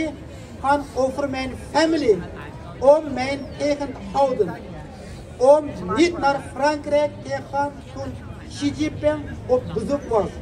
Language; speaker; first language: Dutch; non-native, fluent; Uyghur